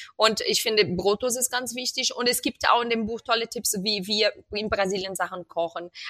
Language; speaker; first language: German; non-native, fluent; Portuguese